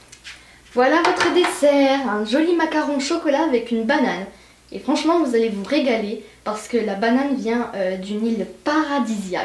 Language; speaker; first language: French; native; French